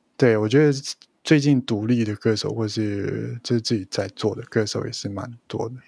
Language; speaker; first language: Chinese; non-native, local second language; Cantonese